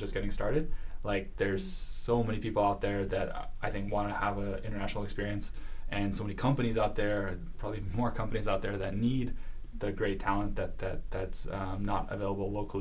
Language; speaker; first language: English; early bilingual, other home language; Russian